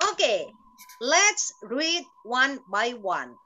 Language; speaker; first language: English; non-native, fluent; Indonesian